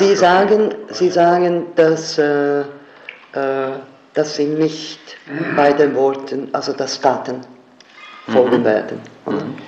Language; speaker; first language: German; non-native, fluent; Hungarian